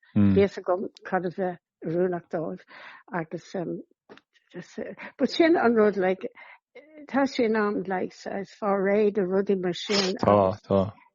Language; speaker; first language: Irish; non-native, local second language; English